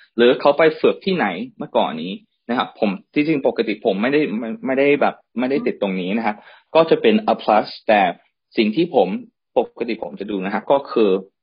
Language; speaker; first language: Thai; early bilingual, heritage; Thai